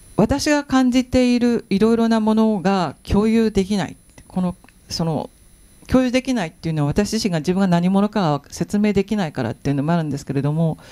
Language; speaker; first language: Japanese; native; Japanese